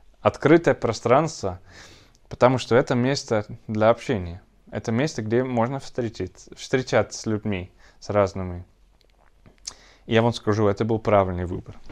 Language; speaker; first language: Russian; non-native, learner; Dutch